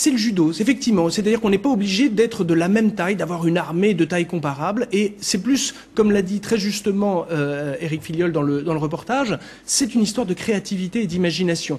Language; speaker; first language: French; native; French